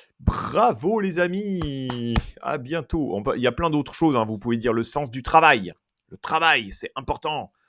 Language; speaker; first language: French; native; French